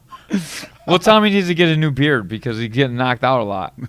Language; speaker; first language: English; native; English